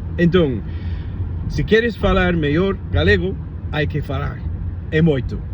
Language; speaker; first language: Galician; non-native, learner; English